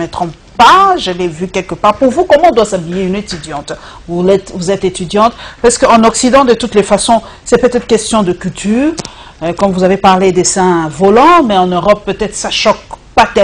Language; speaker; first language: French; non-native, local second language; Lingala